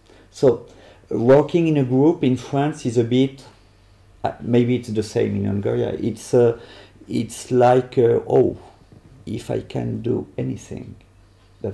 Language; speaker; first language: English; non-native, learner; French